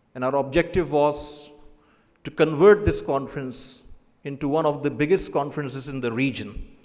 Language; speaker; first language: English; non-native, local second language; Urdu